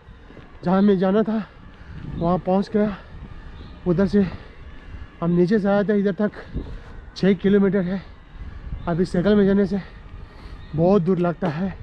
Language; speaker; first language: Hindi; non-native, learner; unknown